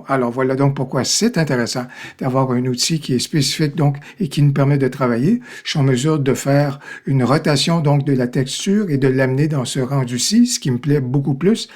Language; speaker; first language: French; native; French